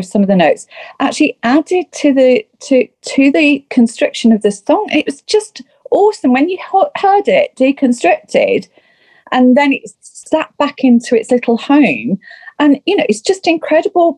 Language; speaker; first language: English; native; English